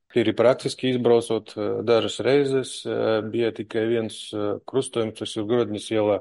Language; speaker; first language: Latvian; non-native, local second language; Russian